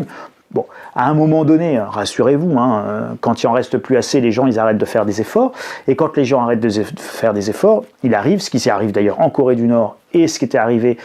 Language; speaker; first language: French; native; French